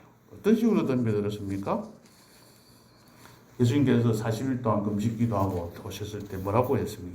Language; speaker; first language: Korean; native; Korean